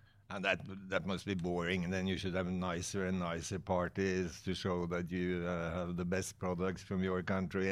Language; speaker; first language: English; non-native, fluent; Norwegian